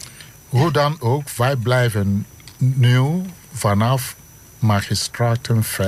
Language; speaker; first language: Dutch; non-native, fluent; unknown